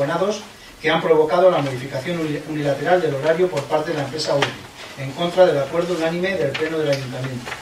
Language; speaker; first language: Spanish; native; Spanish